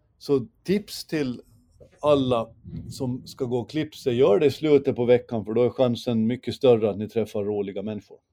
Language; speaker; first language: Swedish; native; Swedish